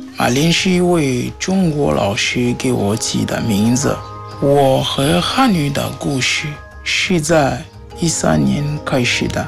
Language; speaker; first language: Chinese; non-native, fluent; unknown